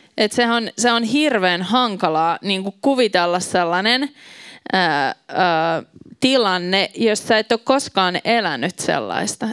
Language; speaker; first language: Finnish; native; Finnish